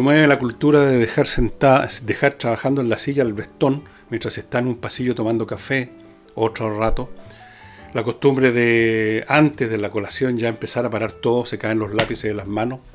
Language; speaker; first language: Spanish; native; Spanish